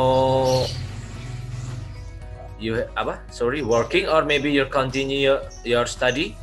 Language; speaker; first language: English; non-native, learner; Indonesian